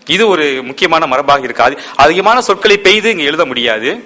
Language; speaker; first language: Tamil; early bilingual, heritage; Tamil